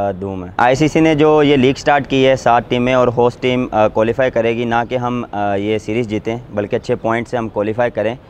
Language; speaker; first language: Urdu; non-native, local second language; Punjabi